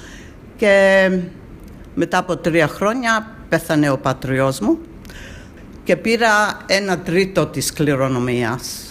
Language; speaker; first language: Greek; early bilingual, heritage; Greek